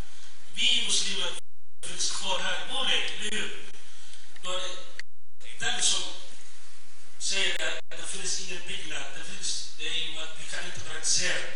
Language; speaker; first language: Swedish; non-native, learner; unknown